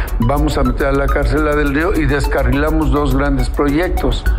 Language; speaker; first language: Spanish; native; Spanish